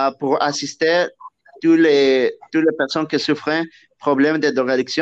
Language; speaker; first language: French; non-native, learner; Spanish